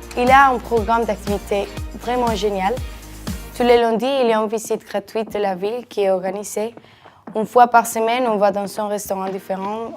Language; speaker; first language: French; non-native, fluent; Spanish